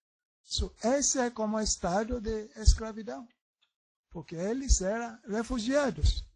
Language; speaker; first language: Portuguese; non-native, learner; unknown